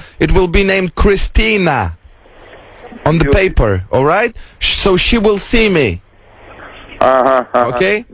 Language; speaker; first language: English; non-native, fluent; Lithuanian